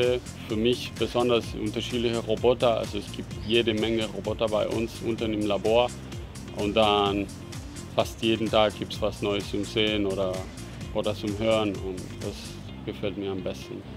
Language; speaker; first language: German; non-native, fluent; Spanish